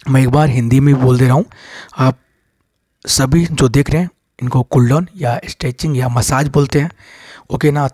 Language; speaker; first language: Hindi; non-native, local second language; Bangla